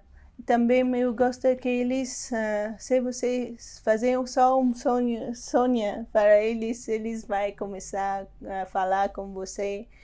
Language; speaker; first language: Portuguese; non-native, learner; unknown